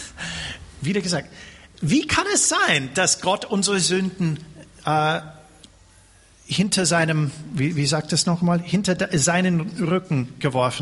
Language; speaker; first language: German; non-native, fluent; English